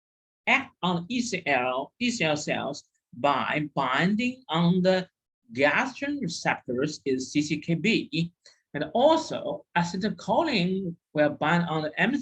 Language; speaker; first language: English; non-native, fluent; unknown